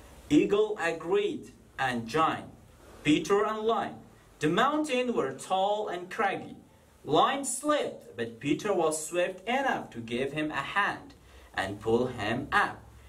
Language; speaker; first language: English; non-native, fluent; Persian